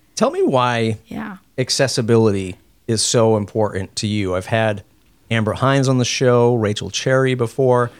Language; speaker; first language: English; native; English